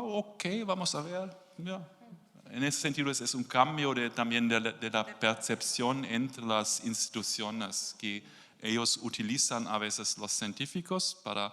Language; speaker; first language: Spanish; non-native, learner; German